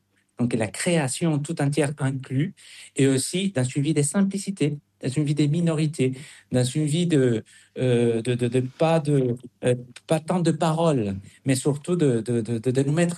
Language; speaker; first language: French; non-native, fluent; Spanish